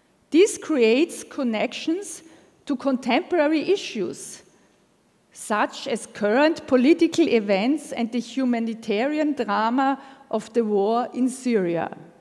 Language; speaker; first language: English; non-native, fluent; German